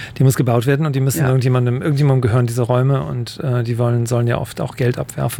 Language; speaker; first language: German; native; German